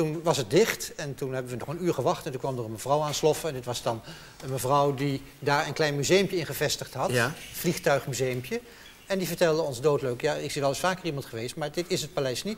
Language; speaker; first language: Dutch; native; Dutch